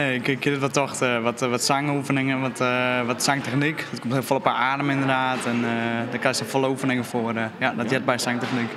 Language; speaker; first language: Dutch; non-native, local second language; Western Frisian